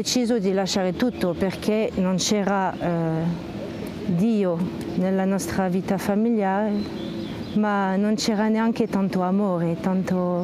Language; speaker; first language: Italian; non-native, fluent; French